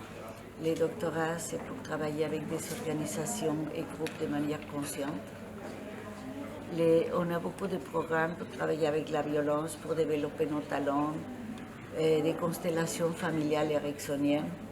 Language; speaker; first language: French; non-native, fluent; Spanish